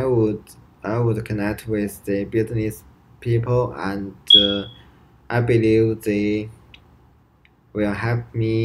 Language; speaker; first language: English; non-native, learner; Chinese